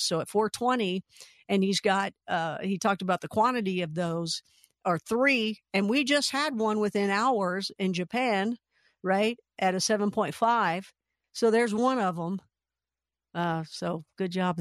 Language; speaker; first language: English; native; English